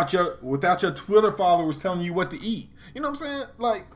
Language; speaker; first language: English; native; English